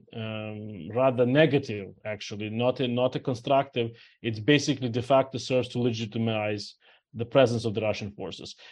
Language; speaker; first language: English; non-native, fluent; Ukrainian